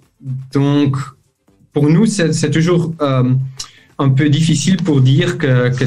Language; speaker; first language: French; non-native, local second language; Dutch